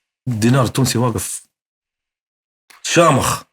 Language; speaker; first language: Arabic; native; Arabic